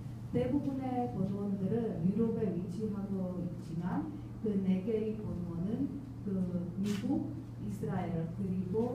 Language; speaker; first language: Korean; non-native, fluent; Czech